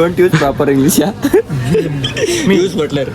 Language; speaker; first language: English; non-native, local second language; Kannada